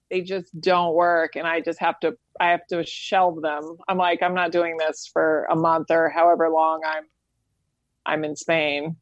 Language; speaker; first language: English; native; English